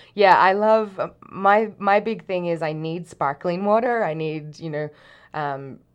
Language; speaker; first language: English; native; English